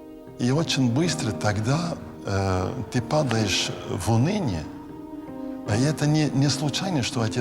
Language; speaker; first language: Russian; non-native, fluent; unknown